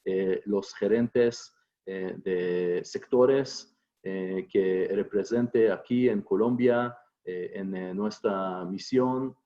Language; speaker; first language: Spanish; non-native, fluent; Hebrew